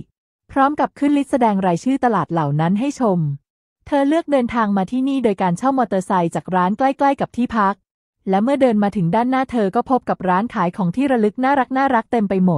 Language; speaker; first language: Thai; native; Thai